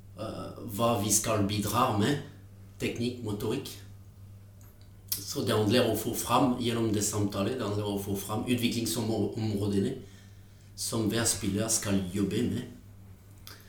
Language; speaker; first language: Norwegian; non-native, fluent; French